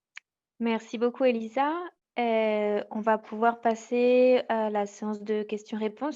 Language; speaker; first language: French; native; French